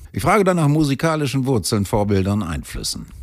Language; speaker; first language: German; native; German